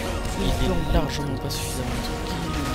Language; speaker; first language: French; native; French